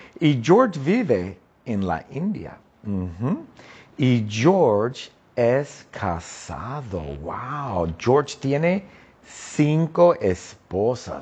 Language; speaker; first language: Spanish; non-native, fluent; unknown